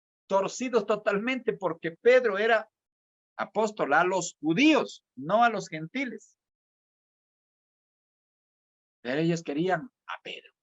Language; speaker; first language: Spanish; native; Spanish